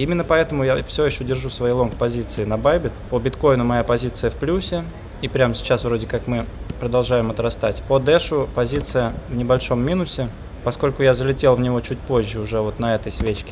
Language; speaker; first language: Russian; native; Russian